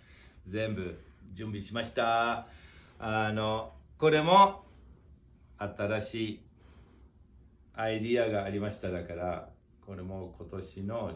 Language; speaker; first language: Japanese; non-native, fluent; German